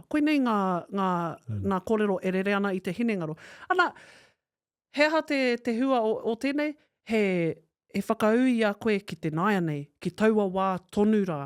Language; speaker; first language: Māori; non-native, local second language; English